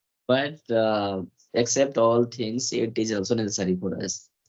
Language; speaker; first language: English; non-native, learner; Hindi